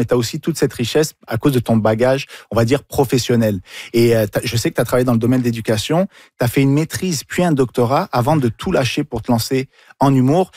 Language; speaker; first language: French; native; French